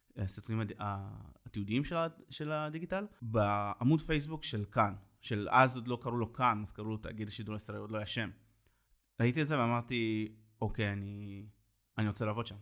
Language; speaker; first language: Hebrew; native; Hebrew